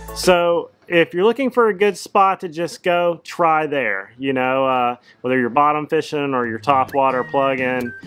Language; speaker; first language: English; native; English